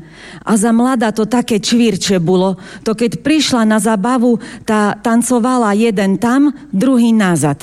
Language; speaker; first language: Slovak; native; Slovak